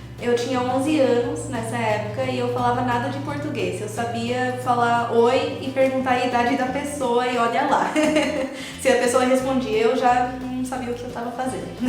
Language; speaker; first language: Portuguese; early bilingual, other home language; English